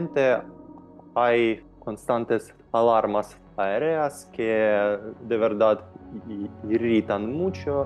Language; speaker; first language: Spanish; non-native, fluent; Ukrainian